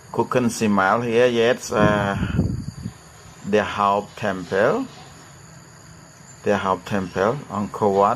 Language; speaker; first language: German; non-native, learner; Khmer